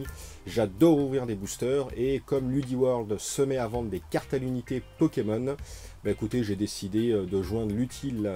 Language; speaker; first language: French; native; French